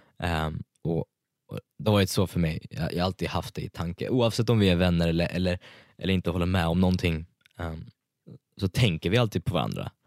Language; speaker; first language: Swedish; early bilingual, other home language; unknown